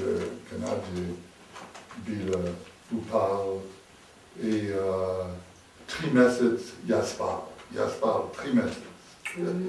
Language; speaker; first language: Russian; non-native, learner; English